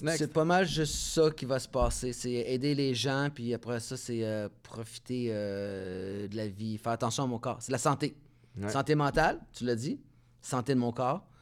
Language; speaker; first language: French; native; French